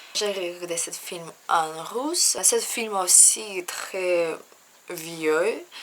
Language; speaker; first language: French; non-native, learner; Russian